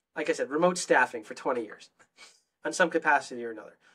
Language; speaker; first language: English; native; English